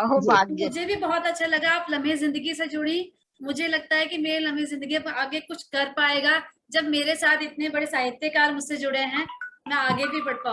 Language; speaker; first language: Hindi; native; Hindi